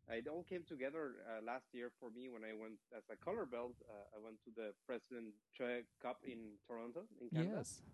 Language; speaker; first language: English; non-native, fluent; Spanish